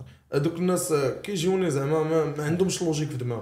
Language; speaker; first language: Arabic; native; Arabic